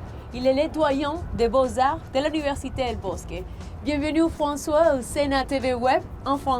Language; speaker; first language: French; non-native, fluent; Spanish